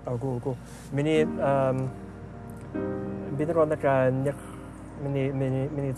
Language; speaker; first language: Mongolian; non-native, learner; English